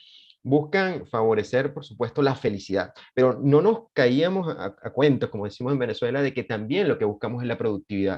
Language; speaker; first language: Spanish; native; Spanish